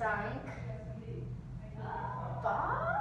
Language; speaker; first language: French; non-native, learner; English